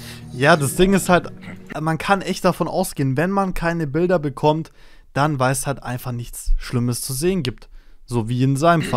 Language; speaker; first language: German; native; German